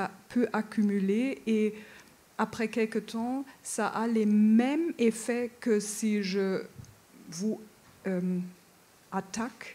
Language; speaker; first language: French; non-native, fluent; German